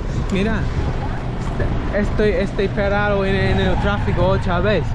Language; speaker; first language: Spanish; non-native, learner; English